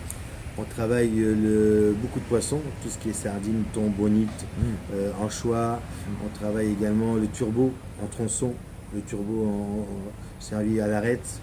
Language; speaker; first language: French; native; French